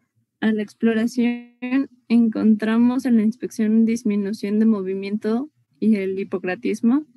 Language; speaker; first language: Spanish; native; Spanish